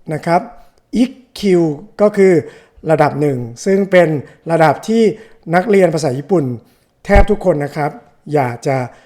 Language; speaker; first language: Thai; native; Thai